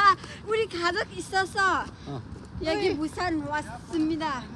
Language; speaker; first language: Korean; non-native, learner; Nepali